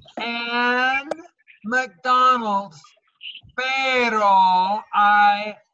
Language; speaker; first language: Spanish; non-native, fluent; English